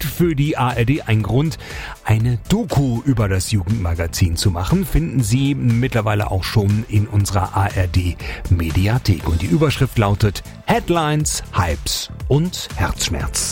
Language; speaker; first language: German; native; German